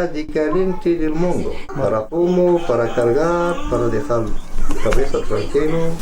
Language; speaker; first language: Spanish; non-native, learner; Arabic